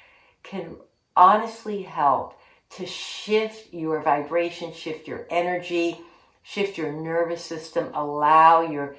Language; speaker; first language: English; native; English